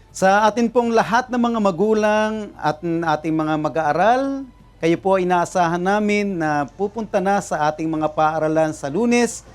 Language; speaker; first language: Filipino; native; Filipino